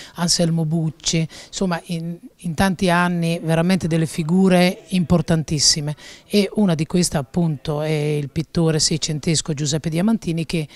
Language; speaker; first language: Italian; native; Italian